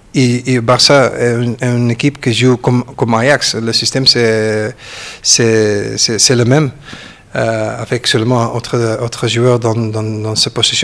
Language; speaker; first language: French; non-native, learner; Dutch